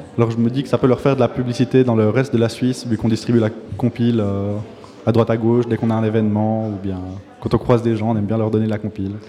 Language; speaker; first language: French; native; French